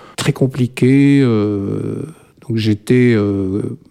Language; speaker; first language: French; native; French